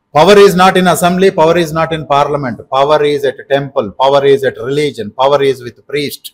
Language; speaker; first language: English; non-native, local second language; Telugu